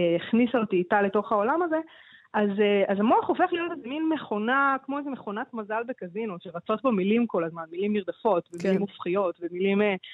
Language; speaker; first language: Hebrew; native; Hebrew